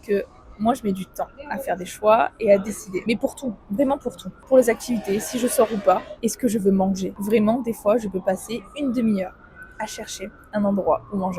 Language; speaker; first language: French; native; French